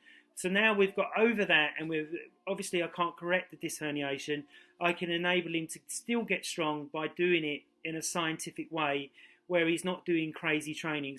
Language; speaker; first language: English; native; English